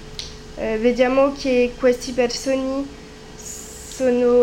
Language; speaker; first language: Italian; non-native, learner; French